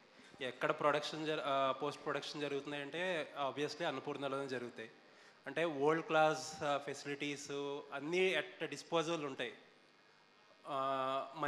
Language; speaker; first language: Telugu; native; Telugu